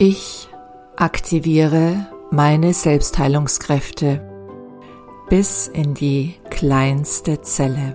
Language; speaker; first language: German; native; German